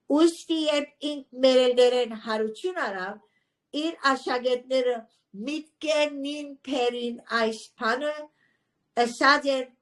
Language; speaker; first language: Armenian; early bilingual, heritage; Armenian